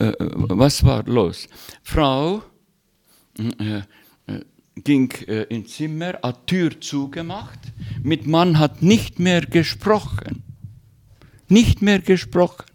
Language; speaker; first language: German; non-native, learner; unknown